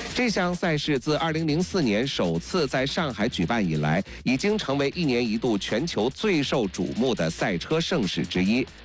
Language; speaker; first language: Chinese; native; Chinese